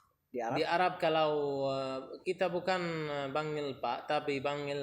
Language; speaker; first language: Indonesian; non-native, learner; Arabic